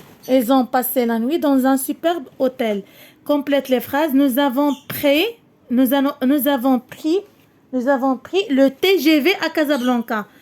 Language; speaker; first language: French; non-native, local second language; Arabic